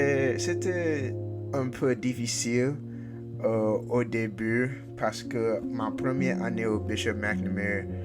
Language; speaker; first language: French; non-native, learner; English